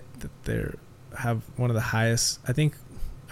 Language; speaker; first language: English; native; English